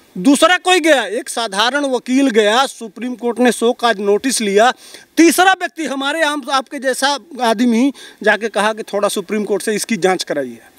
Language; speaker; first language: Hindi; native; Hindi